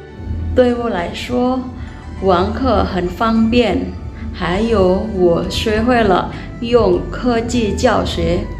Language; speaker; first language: Chinese; non-native, fluent; Indonesian